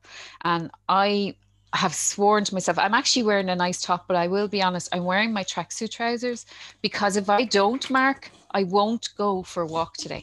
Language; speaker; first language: English; native; English